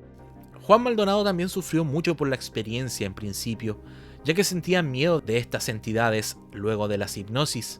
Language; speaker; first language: Spanish; native; Spanish